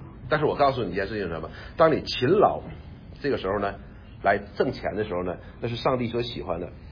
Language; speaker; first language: Chinese; native; Chinese